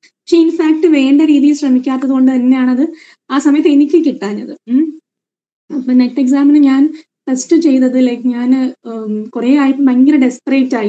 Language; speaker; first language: Malayalam; native; Malayalam